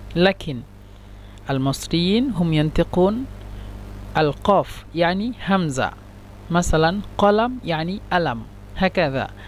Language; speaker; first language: Egyptian Arabic; non-native, learner; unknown